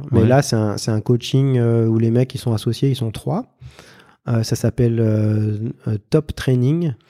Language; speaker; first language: French; native; French